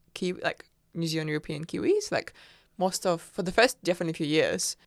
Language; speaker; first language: English; non-native, fluent; Russian